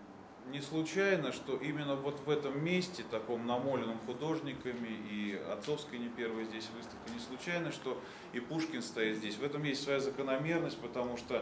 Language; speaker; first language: Russian; native; Russian